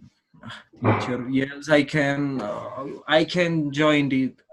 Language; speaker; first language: English; non-native, learner; Spanish